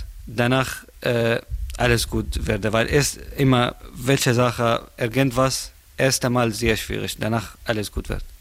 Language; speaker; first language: German; non-native, learner; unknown